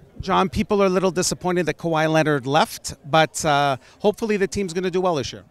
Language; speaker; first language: English; early bilingual, other home language; Macedonian